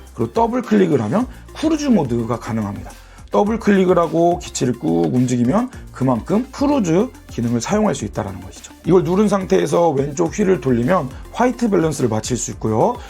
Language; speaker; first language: Korean; native; Korean